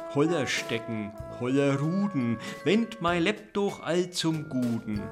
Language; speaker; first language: German; native; German